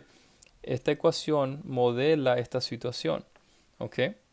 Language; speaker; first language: Spanish; early bilingual, heritage; English